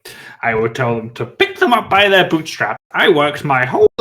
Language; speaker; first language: English; native; English